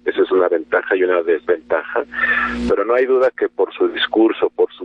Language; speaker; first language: Spanish; native; Spanish